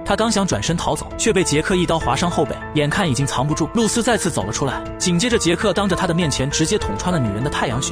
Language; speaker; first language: Chinese; native; Chinese